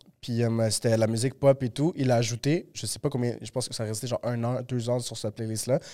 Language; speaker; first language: French; early bilingual, other home language; Spanish